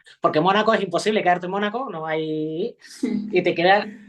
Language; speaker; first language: Spanish; native; Spanish